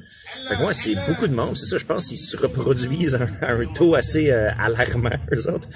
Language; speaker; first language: French; native; French